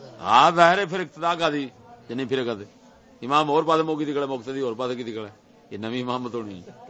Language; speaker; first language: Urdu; non-native, local second language; Punjabi